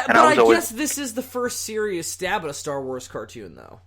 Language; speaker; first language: English; native; English